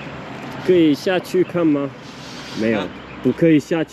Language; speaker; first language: Chinese; non-native, learner; English